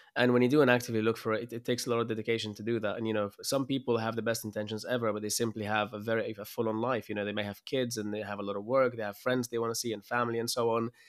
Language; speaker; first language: English; early bilingual, other home language; Arabic